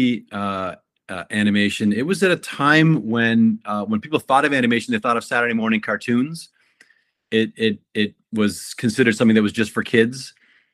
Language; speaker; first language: English; native; English